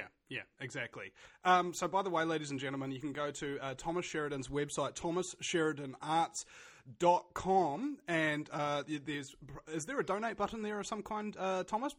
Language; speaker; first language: English; native; English